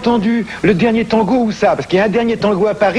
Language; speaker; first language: French; native; French